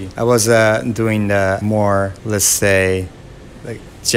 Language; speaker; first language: English; non-native, fluent; Japanese